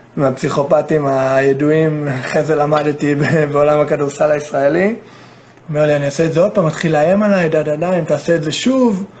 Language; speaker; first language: Hebrew; non-native, fluent; English